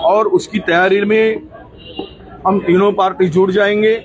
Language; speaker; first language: Hindi; non-native, local second language; Marathi